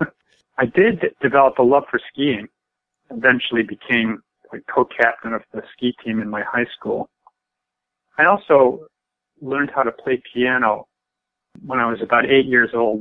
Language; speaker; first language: English; native; English